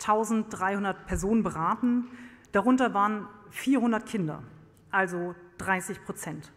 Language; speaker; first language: German; native; German